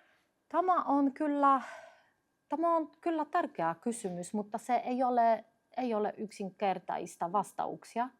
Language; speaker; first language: Finnish; non-native, fluent; Polish